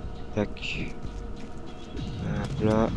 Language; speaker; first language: French; native; French